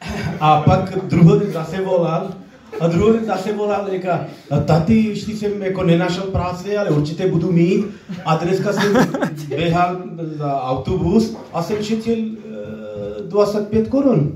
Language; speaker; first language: Czech; non-native, learner; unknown